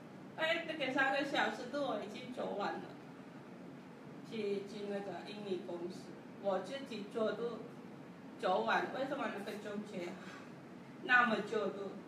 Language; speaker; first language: Chinese; non-native, learner; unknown